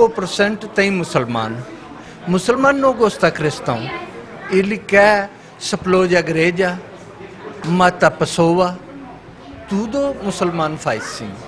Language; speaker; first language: Portuguese; non-native, learner; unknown